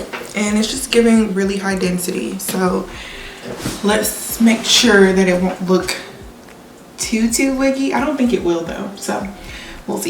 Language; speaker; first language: English; native; English